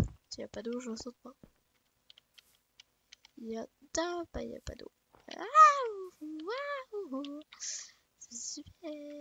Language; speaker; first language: French; native; French